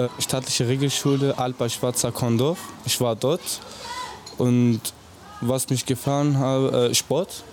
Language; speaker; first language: German; early bilingual, other home language; Arabic